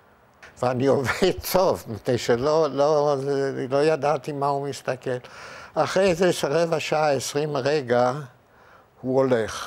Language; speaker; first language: Hebrew; non-native, fluent; Yiddish